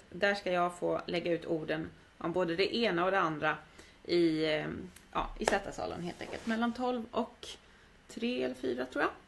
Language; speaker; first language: Swedish; native; Swedish